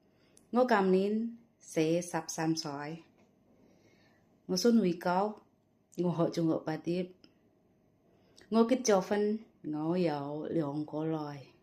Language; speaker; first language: Cantonese; non-native, learner; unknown